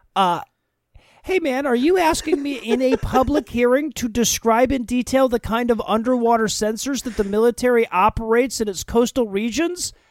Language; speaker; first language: English; native; English